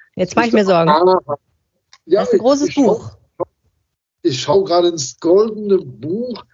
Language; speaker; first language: German; native; German